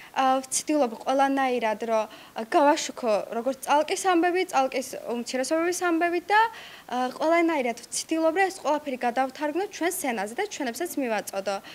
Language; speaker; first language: Georgian; non-native, local second language; Azerbaijani